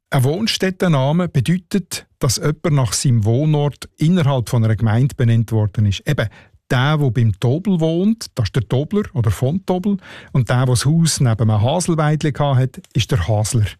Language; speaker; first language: German; native; German